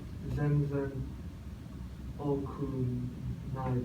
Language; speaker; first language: Japanese; non-native, learner; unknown